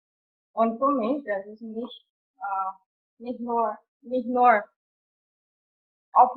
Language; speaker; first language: German; non-native, fluent; Indonesian